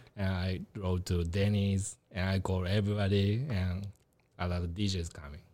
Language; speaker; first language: English; non-native, learner; Japanese